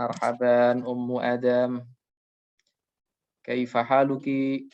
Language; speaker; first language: Arabic; non-native, fluent; Indonesian